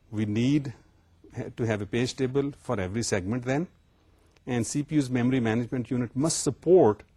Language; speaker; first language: Urdu; native; Urdu